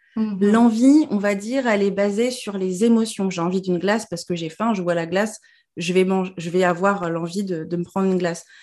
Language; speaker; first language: French; native; French